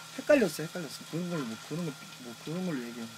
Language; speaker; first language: Korean; native; Korean